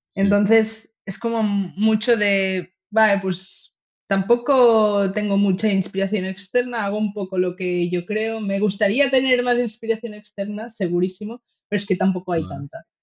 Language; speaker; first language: Spanish; native; Spanish